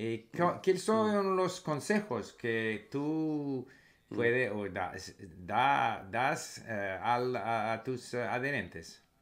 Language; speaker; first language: Spanish; non-native, fluent; English